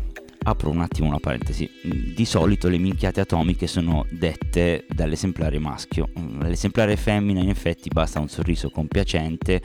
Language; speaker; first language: Italian; native; Italian